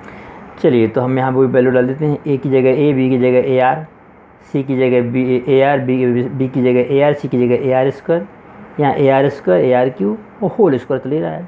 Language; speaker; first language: Hindi; native; Hindi